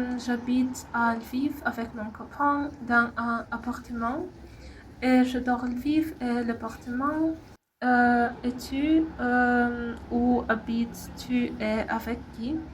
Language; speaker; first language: French; non-native, learner; Ukrainian